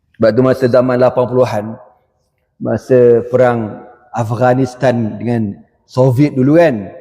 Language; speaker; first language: Malay; native; Malay